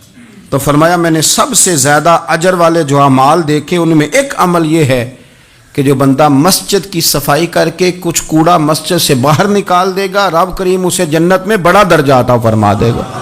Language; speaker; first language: Urdu; native; Urdu